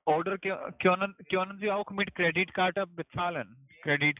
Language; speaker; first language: German; non-native, learner; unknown